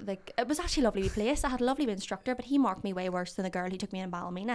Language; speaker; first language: English; native; English